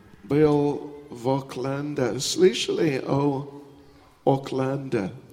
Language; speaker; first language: Russian; non-native, learner; English